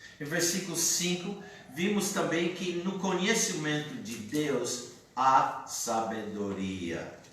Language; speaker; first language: Portuguese; non-native, fluent; English